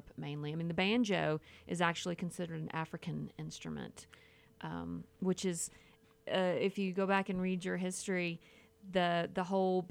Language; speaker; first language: English; native; English